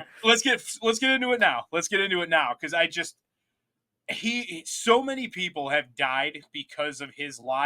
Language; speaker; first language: English; native; English